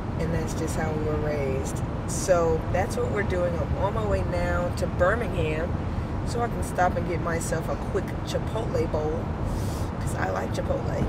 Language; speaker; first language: English; native; English